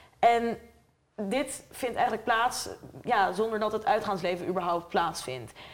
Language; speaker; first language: Dutch; native; Dutch